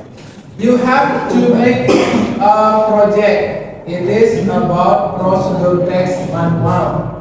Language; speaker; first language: English; non-native, learner; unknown